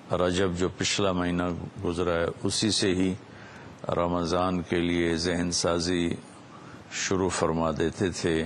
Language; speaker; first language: Urdu; non-native, local second language; Punjabi